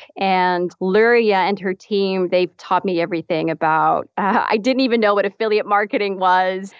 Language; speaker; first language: English; non-native, fluent; Dutch